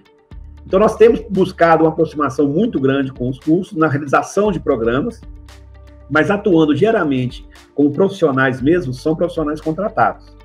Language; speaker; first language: Portuguese; native; Portuguese